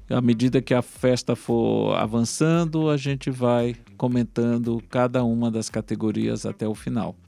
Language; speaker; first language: Portuguese; native; Portuguese